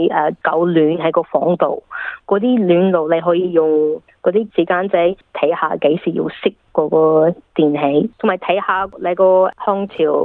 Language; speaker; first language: Cantonese; early bilingual, heritage; English